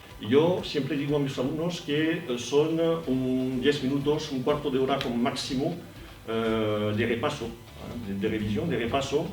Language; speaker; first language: Spanish; non-native, fluent; French